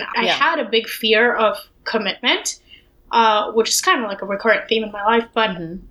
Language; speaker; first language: English; non-native, local second language; Hindi